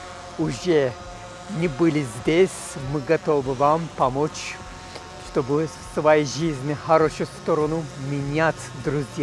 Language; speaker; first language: Russian; non-native, fluent; Turkish